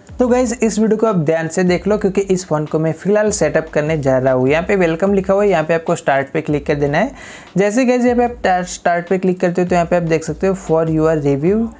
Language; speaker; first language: Hindi; native; Hindi